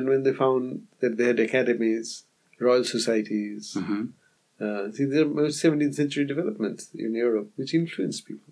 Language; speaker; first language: English; non-native, local second language; Bangla